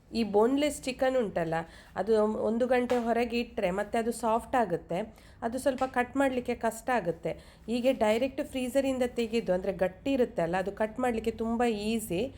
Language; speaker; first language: Kannada; non-native, local second language; Konkani